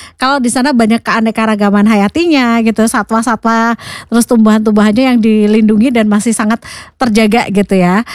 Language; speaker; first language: Indonesian; native; Indonesian